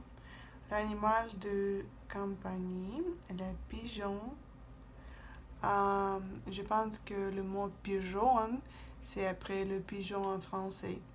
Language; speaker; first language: French; non-native, fluent; Russian